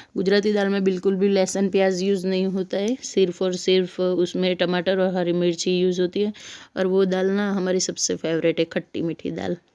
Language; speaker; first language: Hindi; non-native, local second language; Gujarati